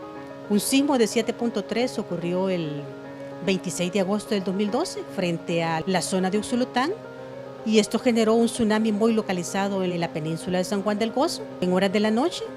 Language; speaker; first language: Spanish; native; Spanish